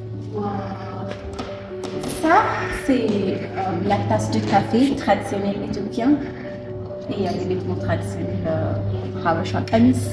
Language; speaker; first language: French; non-native, learner; Amharic